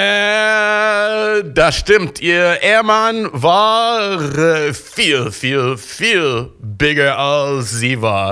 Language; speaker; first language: German; non-native, fluent; English